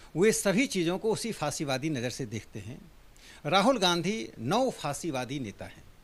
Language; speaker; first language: Hindi; native; Hindi